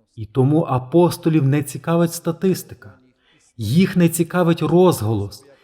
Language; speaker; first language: Ukrainian; native; Ukrainian